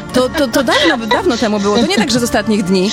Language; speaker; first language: Polish; native; Polish